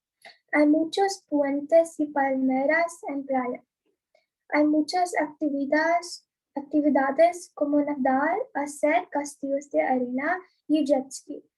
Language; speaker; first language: Spanish; non-native, learner; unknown